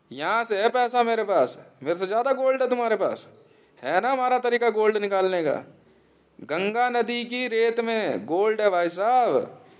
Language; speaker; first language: Hindi; native; Hindi